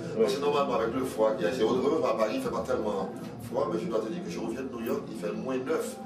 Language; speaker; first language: French; native; French